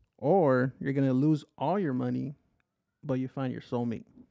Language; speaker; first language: English; early bilingual, other home language; Spanish